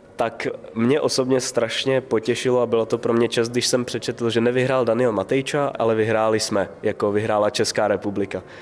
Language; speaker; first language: Czech; native; Czech